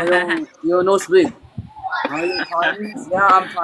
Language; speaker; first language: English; non-native, local second language; Filipino